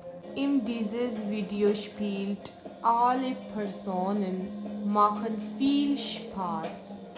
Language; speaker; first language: German; non-native, learner; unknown